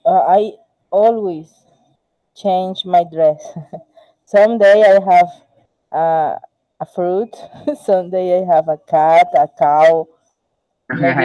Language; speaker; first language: English; non-native, learner; Spanish